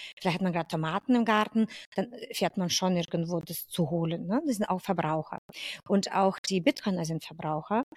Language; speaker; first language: German; non-native, fluent; Lithuanian